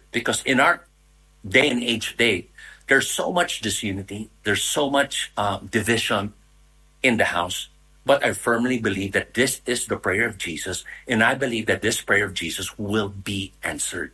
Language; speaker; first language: English; non-native, local second language; Filipino